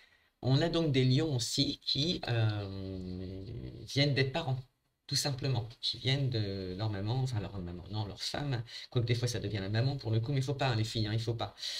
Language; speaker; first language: French; native; French